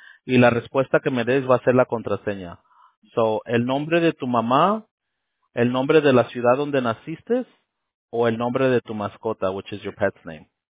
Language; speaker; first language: Spanish; early bilingual, heritage; Spanish